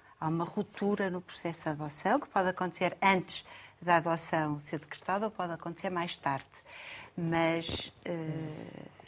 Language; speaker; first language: Portuguese; native; Portuguese